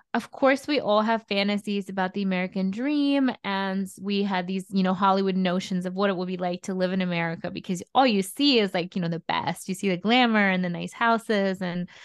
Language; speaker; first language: English; early bilingual, other home language; Russian